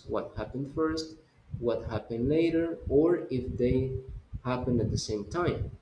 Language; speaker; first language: English; non-native, fluent; Spanish